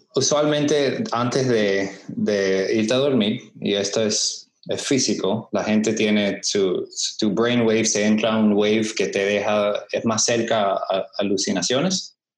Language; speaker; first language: Spanish; early bilingual, heritage; Spanish